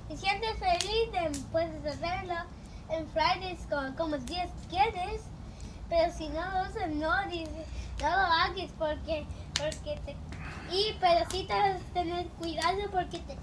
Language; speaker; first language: Spanish; early bilingual, heritage; English